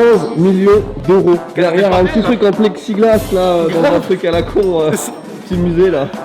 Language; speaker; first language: French; native; French